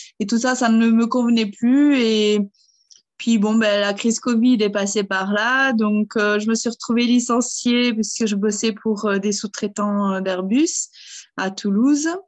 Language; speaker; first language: French; early bilingual, other home language; German